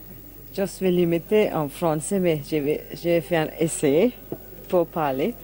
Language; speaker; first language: French; non-native, learner; English